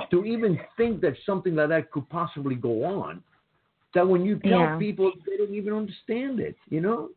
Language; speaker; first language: English; early bilingual, other home language; Spanish